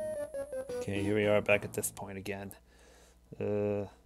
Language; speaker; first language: English; native; English